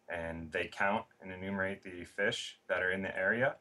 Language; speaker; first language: English; native; English